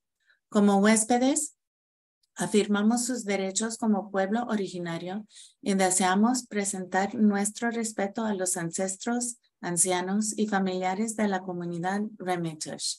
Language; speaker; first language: Spanish; non-native, fluent; English